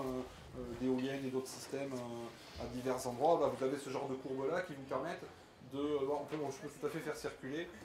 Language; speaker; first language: French; native; French